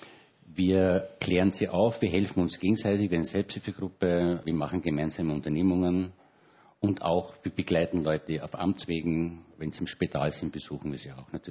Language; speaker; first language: German; native; German